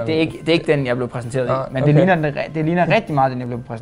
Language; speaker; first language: Danish; native; Danish